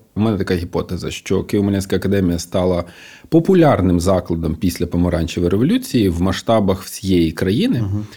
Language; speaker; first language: Ukrainian; non-native, local second language; Russian